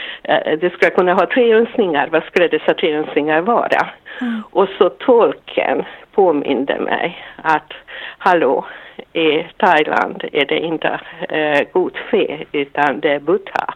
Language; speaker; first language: Swedish; non-native, fluent; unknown